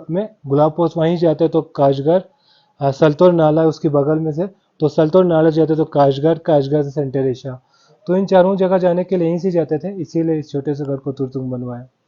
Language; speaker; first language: Hindi; non-native, local second language; Balti